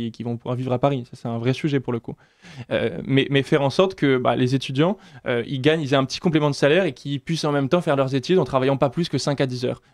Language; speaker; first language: French; native; French